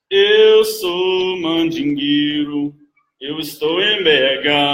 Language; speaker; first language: Portuguese; non-native, fluent; English